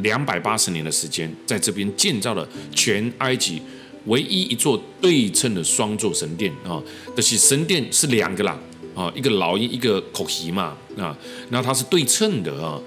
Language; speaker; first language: Chinese; native; Chinese